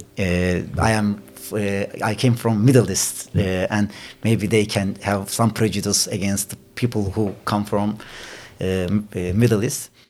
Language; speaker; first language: English; non-native, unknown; Turkish